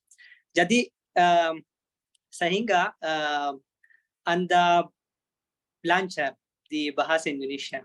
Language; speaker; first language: Indonesian; non-native, learner; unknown